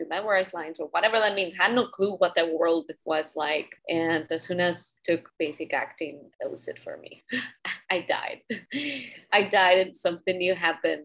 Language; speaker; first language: English; non-native, fluent; Spanish